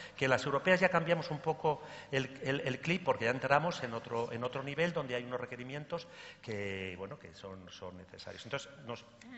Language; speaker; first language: Spanish; native; Spanish